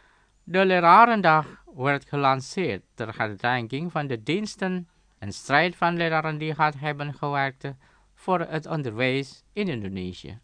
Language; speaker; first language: Dutch; non-native, fluent; Indonesian